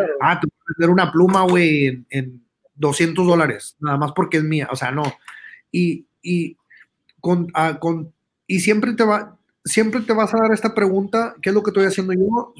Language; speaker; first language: Spanish; early bilingual, heritage; Spanish